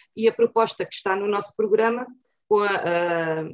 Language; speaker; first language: Portuguese; native; Portuguese